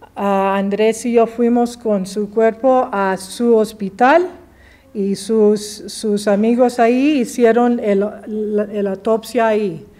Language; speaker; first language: Spanish; early bilingual, heritage; English